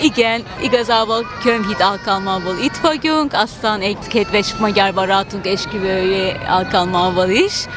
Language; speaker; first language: Hungarian; non-native, fluent; Turkish